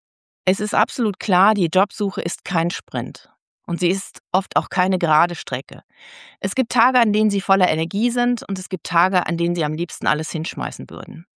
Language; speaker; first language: German; native; German